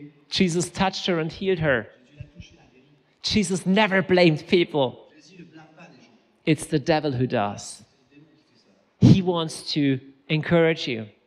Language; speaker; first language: English; non-native, fluent; German